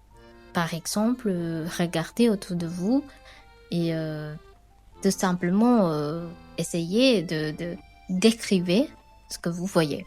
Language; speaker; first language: French; non-native, fluent; Sinhala